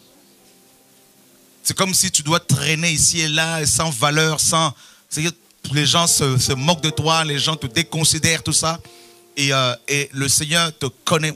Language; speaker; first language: French; non-native, local second language; Lingala